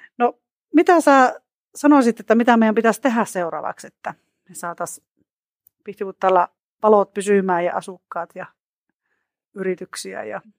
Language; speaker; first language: Finnish; native; Finnish